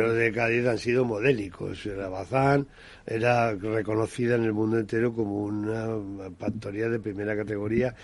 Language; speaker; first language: Spanish; native; Spanish